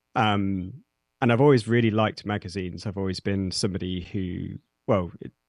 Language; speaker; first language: English; native; English